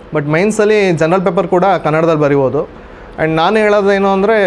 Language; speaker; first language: Kannada; native; Kannada